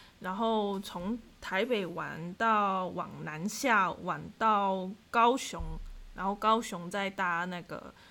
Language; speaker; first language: Chinese; non-native, local second language; Cantonese